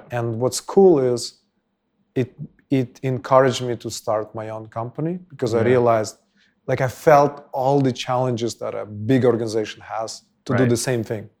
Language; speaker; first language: English; non-native, fluent; Russian